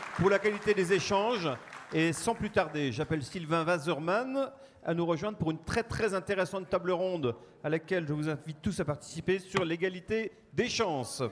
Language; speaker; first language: French; native; French